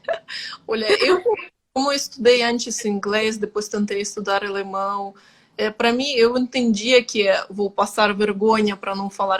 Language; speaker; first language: Portuguese; non-native, fluent; Ukrainian